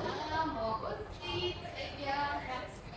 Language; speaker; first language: French; non-native, fluent; Indonesian